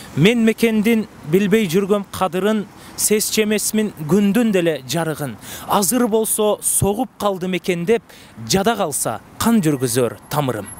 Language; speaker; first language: Kyrgyz; native; Kyrgyz